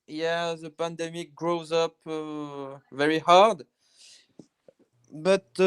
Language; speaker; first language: English; non-native, learner; French